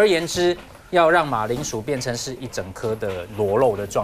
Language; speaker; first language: Chinese; native; Chinese